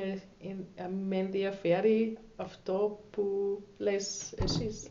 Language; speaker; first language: Greek; non-native, learner; German